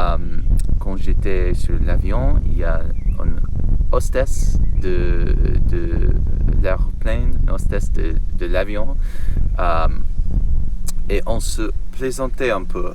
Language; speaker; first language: French; non-native, learner; English